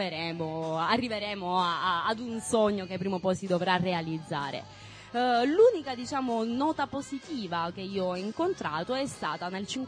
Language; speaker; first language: Italian; native; Italian